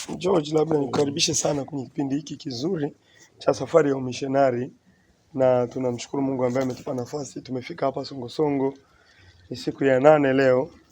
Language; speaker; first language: Swahili; native; Swahili